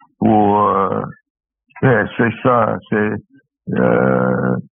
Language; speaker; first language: French; non-native, learner; English